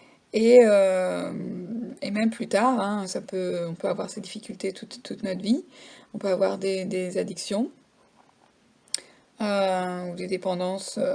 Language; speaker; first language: French; native; French